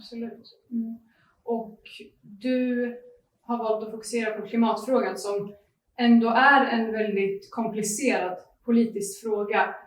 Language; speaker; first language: Swedish; native; Swedish